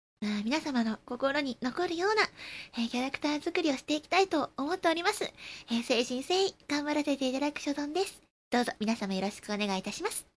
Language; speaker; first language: Japanese; early bilingual, other home language; Chinese